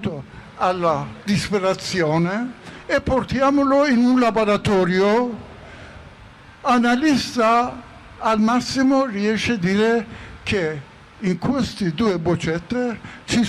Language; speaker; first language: Italian; non-native, fluent; Persian